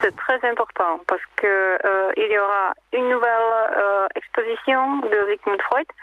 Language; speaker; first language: French; non-native, fluent; Czech